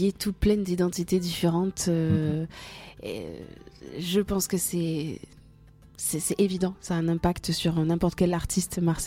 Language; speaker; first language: French; native; French